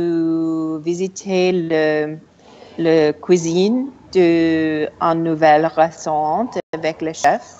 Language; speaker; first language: French; non-native, learner; English